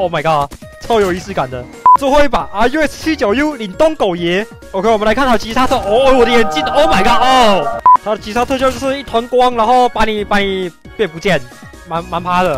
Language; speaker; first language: Chinese; native; Chinese